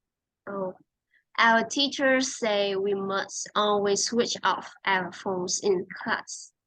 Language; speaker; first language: English; non-native, fluent; Vietnamese